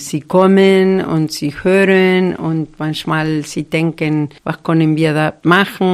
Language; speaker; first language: German; non-native, fluent; Spanish